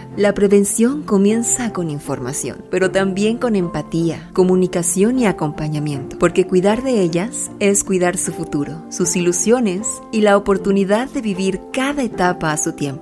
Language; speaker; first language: Spanish; native; Spanish